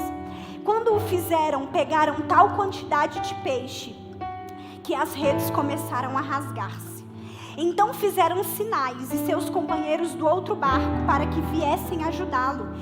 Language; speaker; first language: Portuguese; native; Portuguese